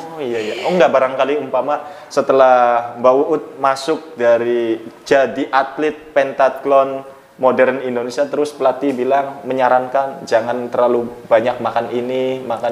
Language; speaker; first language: Indonesian; native; Indonesian